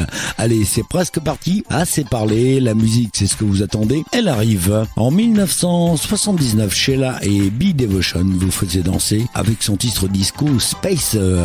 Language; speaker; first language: French; native; French